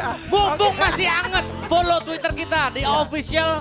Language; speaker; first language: Indonesian; native; Indonesian